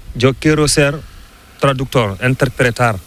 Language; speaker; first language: Spanish; non-native, learner; Fula